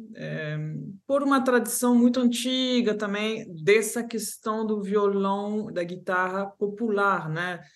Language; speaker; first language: Portuguese; non-native, fluent; French